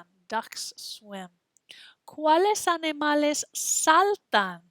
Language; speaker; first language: Spanish; non-native, fluent; English